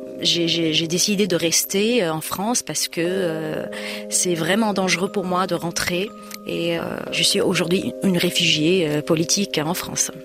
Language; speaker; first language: French; non-native, local second language; Arabic